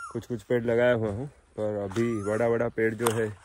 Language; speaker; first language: Hindi; non-native, local second language; Odia